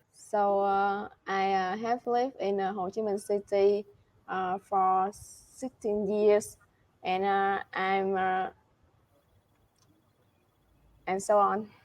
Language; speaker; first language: English; non-native, learner; Vietnamese